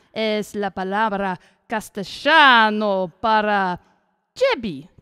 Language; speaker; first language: Spanish; non-native, learner; English